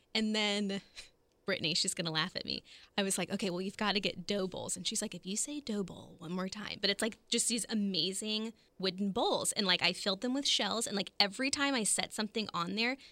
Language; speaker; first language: English; native; English